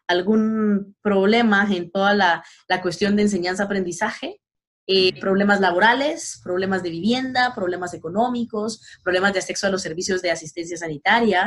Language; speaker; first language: Spanish; native; Spanish